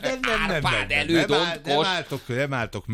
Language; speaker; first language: Hungarian; native; Hungarian